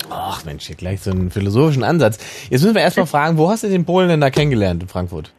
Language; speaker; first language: German; native; German